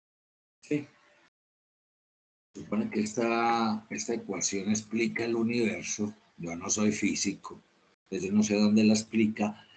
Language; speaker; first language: Spanish; native; Spanish